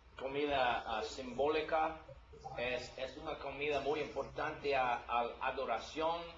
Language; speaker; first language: Spanish; non-native, learner; English